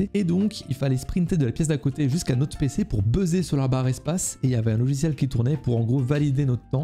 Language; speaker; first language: French; native; French